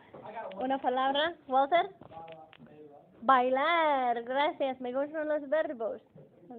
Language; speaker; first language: Spanish; non-native, fluent; English